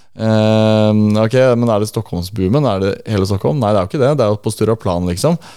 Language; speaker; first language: Norwegian; native; Norwegian